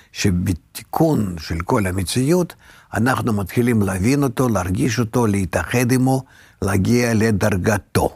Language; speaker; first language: Hebrew; non-native, fluent; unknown